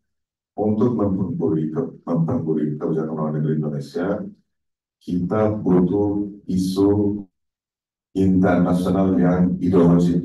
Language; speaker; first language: Indonesian; non-native, fluent; Turkish